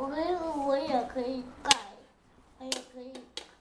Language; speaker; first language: Chinese; early bilingual, heritage; Chinese